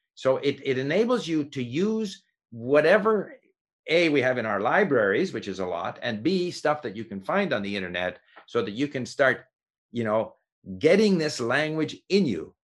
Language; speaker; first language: English; native; English